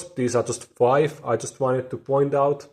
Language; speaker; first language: English; non-native, fluent; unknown